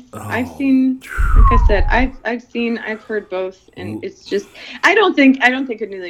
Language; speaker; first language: English; non-native, local second language; Filipino